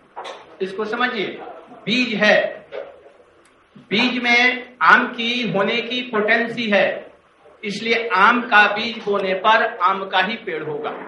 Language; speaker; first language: Hindi; native; Hindi